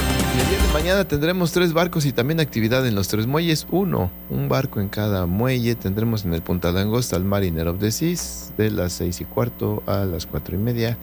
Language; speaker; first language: Spanish; native; Spanish